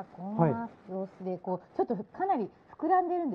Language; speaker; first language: Japanese; native; Japanese